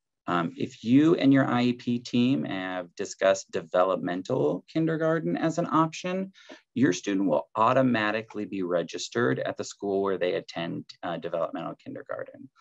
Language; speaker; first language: English; native; English